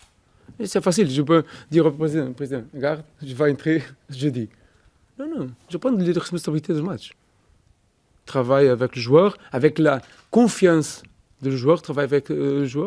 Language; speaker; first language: French; non-native, fluent; Portuguese